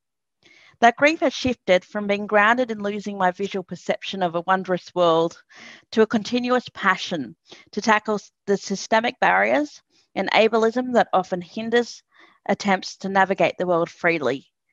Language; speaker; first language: English; native; English